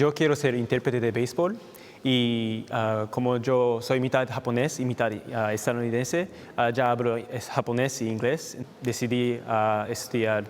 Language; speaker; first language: Spanish; non-native, fluent; Japanese